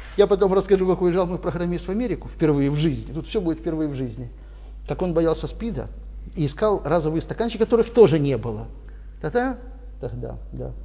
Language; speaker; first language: Russian; native; Russian